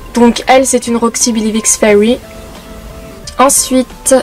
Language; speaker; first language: French; native; French